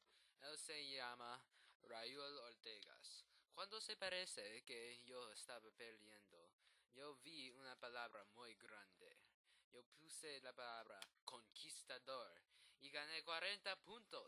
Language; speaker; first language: Spanish; non-native, learner; English